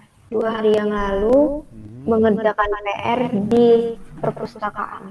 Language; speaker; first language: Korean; non-native, learner; Indonesian